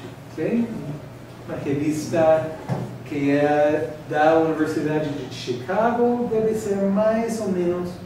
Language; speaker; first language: Portuguese; non-native, learner; English